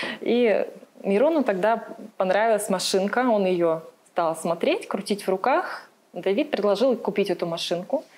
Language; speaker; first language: Russian; native; Russian